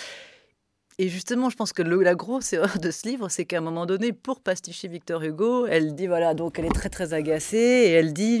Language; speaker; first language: French; native; French